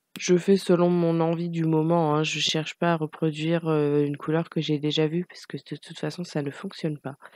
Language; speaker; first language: French; native; French